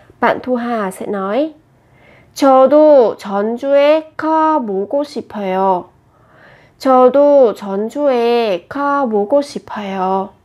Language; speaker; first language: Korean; non-native, fluent; Vietnamese